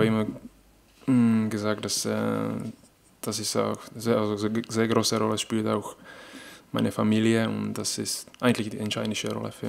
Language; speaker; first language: German; non-native, fluent; Czech